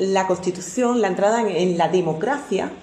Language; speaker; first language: Spanish; native; Spanish